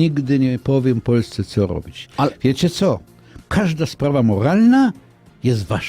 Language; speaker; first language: Polish; non-native, fluent; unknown